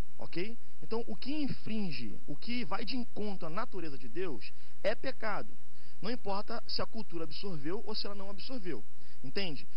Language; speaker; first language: Portuguese; native; Portuguese